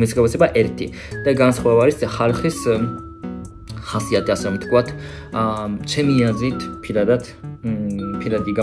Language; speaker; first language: Georgian; non-native, fluent; Japanese